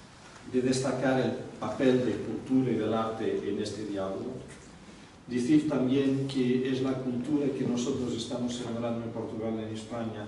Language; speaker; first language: Spanish; non-native, fluent; Portuguese